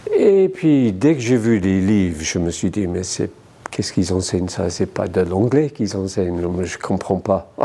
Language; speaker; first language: French; non-native, fluent; English